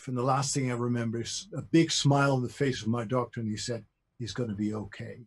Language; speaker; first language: English; non-native, fluent; Dutch